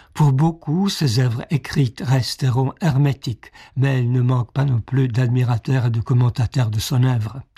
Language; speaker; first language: French; non-native, fluent; Czech